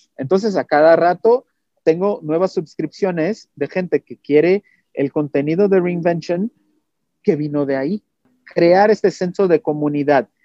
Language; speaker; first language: Spanish; non-native, fluent; Portuguese